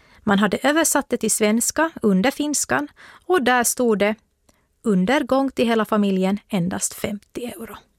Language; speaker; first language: Swedish; native; Swedish